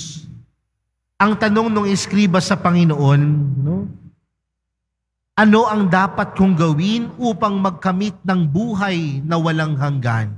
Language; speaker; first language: Filipino; native; Filipino